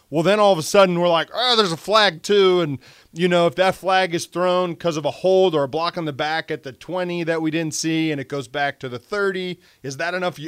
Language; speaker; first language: English; native; English